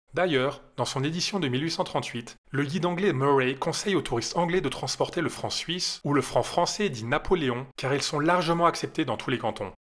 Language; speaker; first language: French; native; French